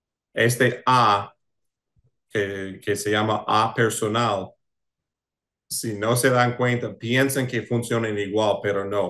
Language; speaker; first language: Spanish; non-native, fluent; English